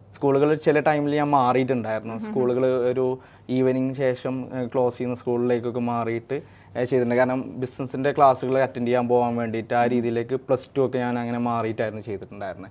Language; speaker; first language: Malayalam; native; Malayalam